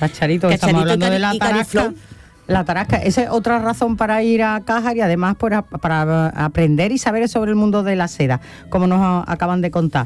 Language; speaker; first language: Spanish; native; Spanish